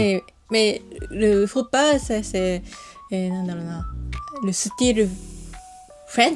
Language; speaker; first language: French; non-native, learner; Japanese